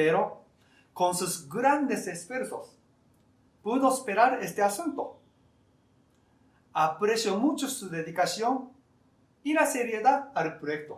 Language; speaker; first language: Spanish; non-native, fluent; Japanese